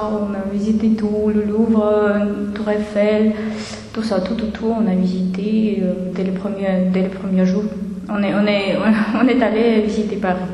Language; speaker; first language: French; non-native, fluent; Russian